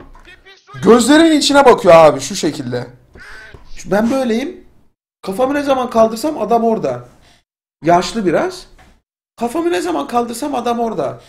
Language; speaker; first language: Turkish; native; Turkish